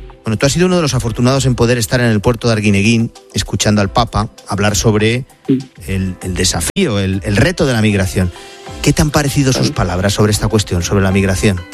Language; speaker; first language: Spanish; native; Spanish